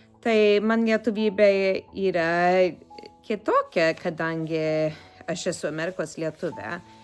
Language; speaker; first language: Lithuanian; early bilingual, heritage; Lithuanian